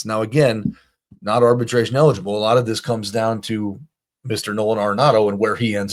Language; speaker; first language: English; native; English